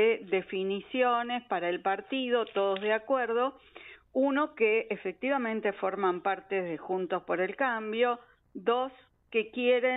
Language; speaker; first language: Spanish; native; Spanish